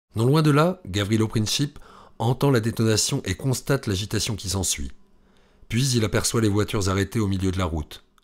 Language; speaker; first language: French; native; French